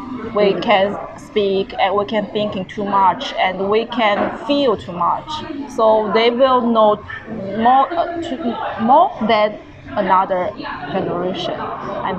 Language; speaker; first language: English; non-native, learner; Chinese